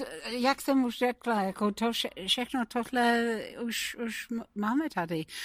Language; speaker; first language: Czech; non-native, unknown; English